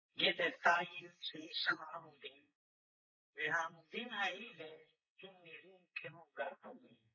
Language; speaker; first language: Hebrew; non-native, fluent; Hungarian